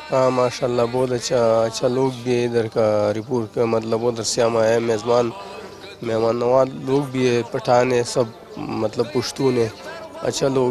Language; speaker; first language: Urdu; non-native, local second language; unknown